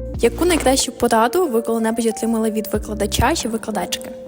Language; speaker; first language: Ukrainian; native; Ukrainian